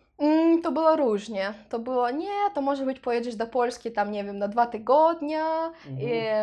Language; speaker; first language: Polish; non-native, learner; Russian